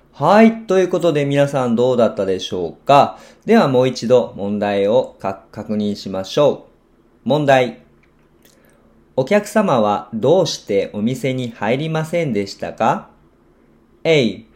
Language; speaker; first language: Japanese; non-native, fluent; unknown